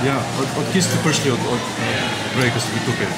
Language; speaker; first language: Slovenian; early bilingual, heritage; Slovenian